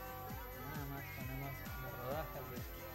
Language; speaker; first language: Spanish; native; Spanish